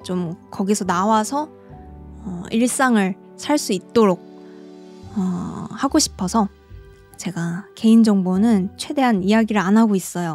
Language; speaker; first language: Korean; native; Korean